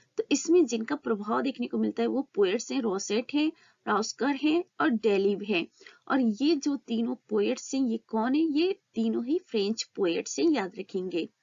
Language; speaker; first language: Hindi; native; Hindi